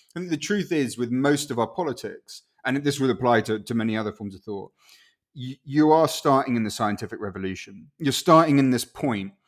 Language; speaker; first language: English; non-native, local second language; Spanish